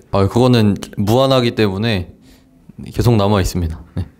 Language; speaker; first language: Korean; native; Korean